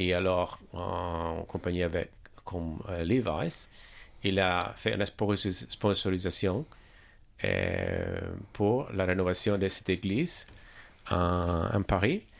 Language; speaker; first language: French; non-native, learner; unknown